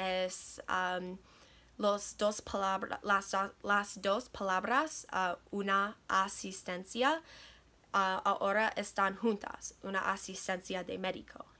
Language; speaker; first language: Spanish; non-native, learner; English